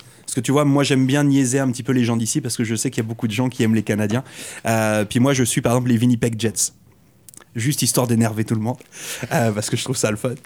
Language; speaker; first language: French; native; French